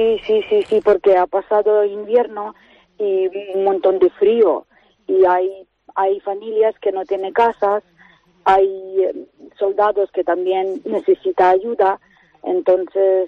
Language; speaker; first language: Spanish; non-native, fluent; Ukrainian